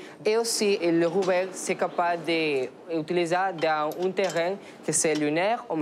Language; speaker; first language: French; non-native, learner; Spanish